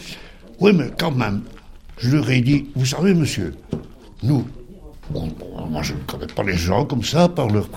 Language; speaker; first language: French; native; French